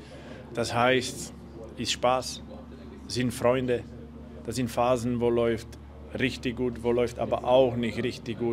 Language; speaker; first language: German; non-native, fluent; Slovak